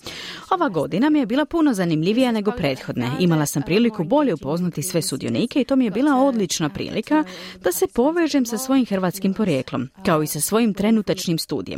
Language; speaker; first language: Serbian; native; Serbian